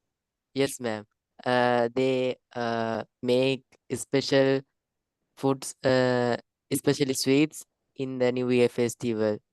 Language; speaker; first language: English; non-native, learner; Sinhala